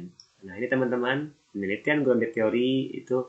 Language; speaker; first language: Indonesian; native; Indonesian